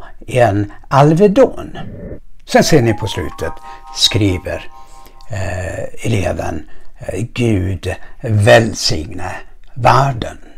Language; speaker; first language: Swedish; non-native, fluent; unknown